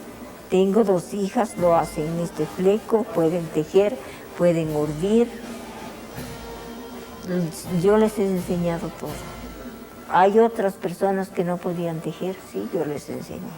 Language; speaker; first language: Spanish; non-native, local second language; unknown